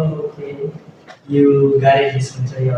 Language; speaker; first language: English; non-native, learner; Indonesian